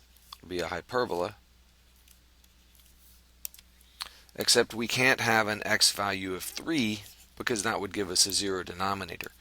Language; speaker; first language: English; native; English